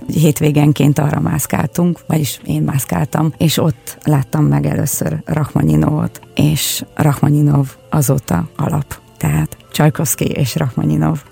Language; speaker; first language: Hungarian; non-native, fluent; Russian